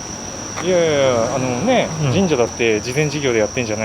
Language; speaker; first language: Japanese; native; Japanese